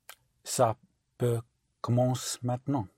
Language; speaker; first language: French; non-native, learner; English